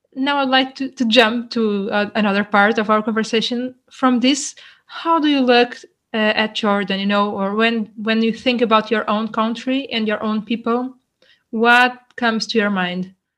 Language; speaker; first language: English; non-native, fluent; Portuguese